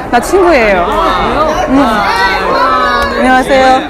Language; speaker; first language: Korean; non-native, learner; English